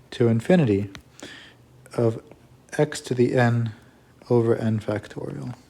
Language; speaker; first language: English; native; English